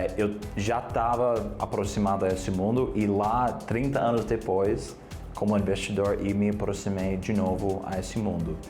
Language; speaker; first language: Portuguese; non-native, fluent; English